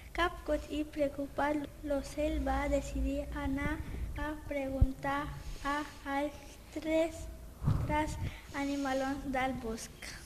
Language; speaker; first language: Catalan; early bilingual, other home language; Urdu